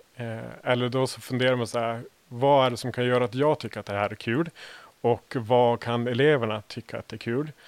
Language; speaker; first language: Swedish; native; Swedish